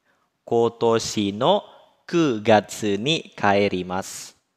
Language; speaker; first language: Japanese; non-native, fluent; Indonesian